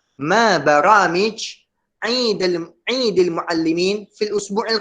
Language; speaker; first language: Arabic; non-native, fluent; Malay